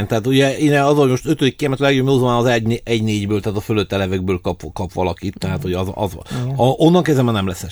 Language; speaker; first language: Hungarian; native; Hungarian